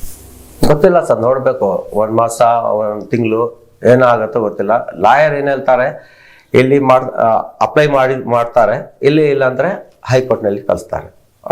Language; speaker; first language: Kannada; non-native, local second language; Telugu